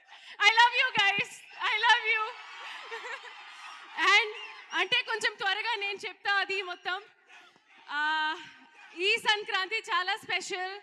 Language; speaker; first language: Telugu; non-native, learner; Hindi